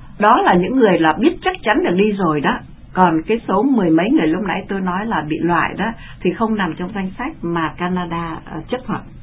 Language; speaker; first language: Vietnamese; native; Vietnamese